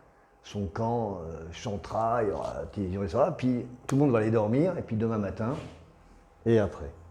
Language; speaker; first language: French; native; French